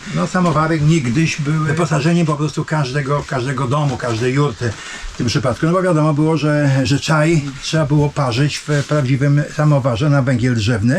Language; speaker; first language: Polish; native; Polish